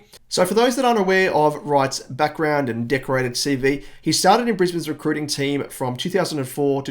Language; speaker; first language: English; native; English